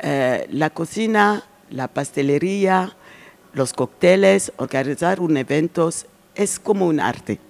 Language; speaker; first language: Spanish; non-native, learner; French